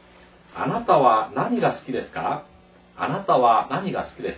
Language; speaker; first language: Japanese; non-native, fluent; Korean